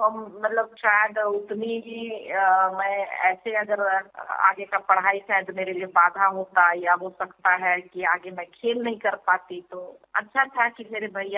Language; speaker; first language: Hindi; native; Hindi